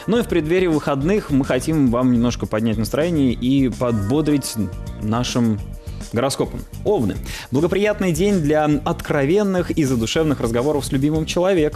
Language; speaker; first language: Russian; native; Russian